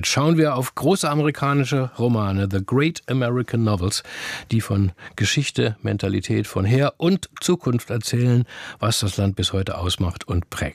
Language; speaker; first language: German; native; German